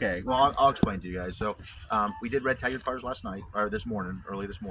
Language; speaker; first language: English; native; English